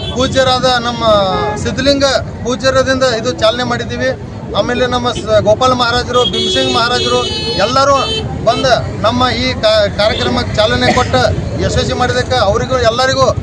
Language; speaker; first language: Kannada; non-native, local second language; Lambadi